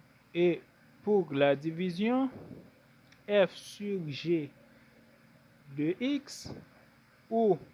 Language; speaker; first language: French; non-native, local second language; Haitian Creole